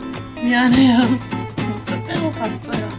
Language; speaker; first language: Korean; non-native, fluent; English